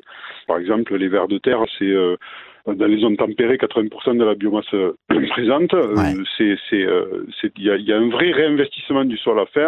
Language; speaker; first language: French; native; French